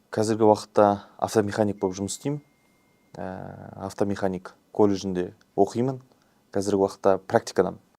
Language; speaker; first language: Kazakh; non-native, local second language; Uyghur